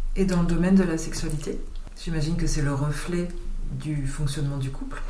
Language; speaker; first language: French; native; French